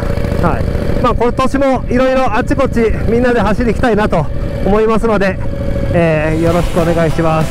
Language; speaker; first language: Japanese; native; Japanese